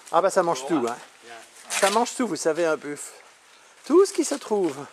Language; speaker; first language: French; native; French